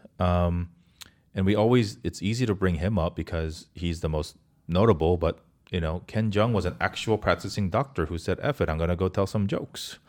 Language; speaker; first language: English; early bilingual, other home language; Korean